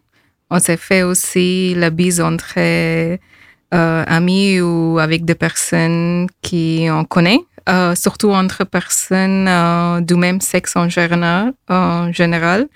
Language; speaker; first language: French; non-native, fluent; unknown